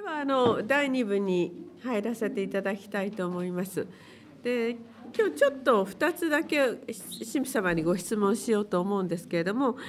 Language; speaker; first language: Japanese; native; Japanese